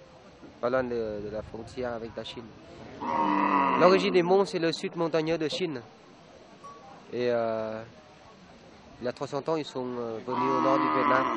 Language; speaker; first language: French; non-native, fluent; Vietnamese